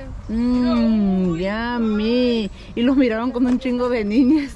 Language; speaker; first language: Spanish; early bilingual, heritage; Spanish